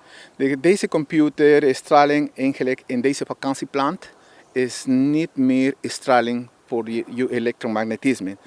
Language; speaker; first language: Dutch; non-native, learner; Spanish